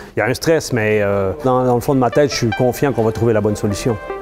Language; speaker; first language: French; native; French